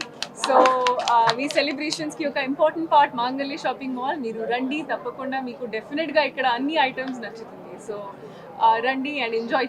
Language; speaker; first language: Telugu; non-native, fluent; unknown